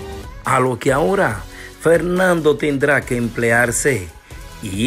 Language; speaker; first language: Spanish; native; Spanish